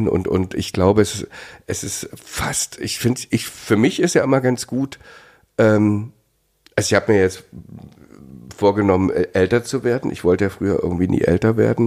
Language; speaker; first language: German; native; German